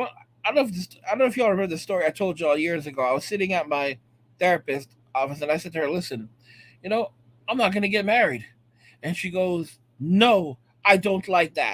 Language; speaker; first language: English; native; English